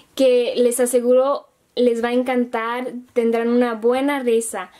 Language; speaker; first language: Spanish; early bilingual, heritage; Spanish